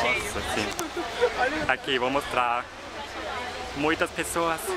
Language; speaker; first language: Portuguese; non-native, fluent; German